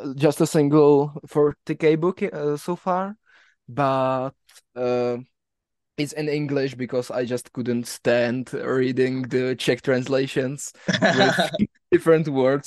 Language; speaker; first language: English; non-native, fluent; Czech